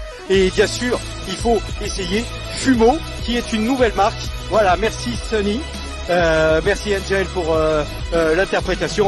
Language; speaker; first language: French; native; French